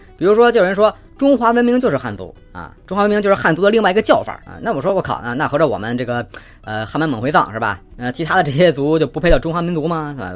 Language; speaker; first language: Chinese; native; Chinese